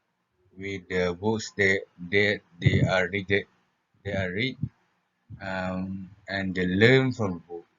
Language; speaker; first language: English; non-native, local second language; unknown